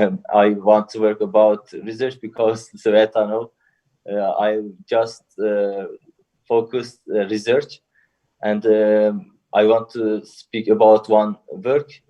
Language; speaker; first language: English; non-native, learner; Turkish